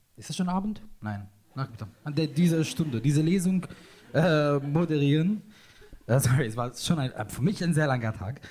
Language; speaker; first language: German; non-native, fluent; Italian